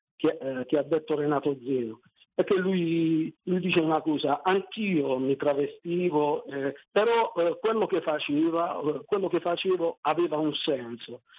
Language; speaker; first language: Italian; native; Italian